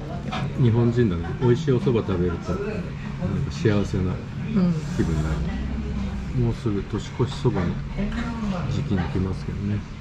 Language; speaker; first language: Japanese; native; Japanese